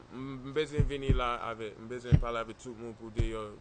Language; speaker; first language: Haitian Creole; early bilingual, heritage; English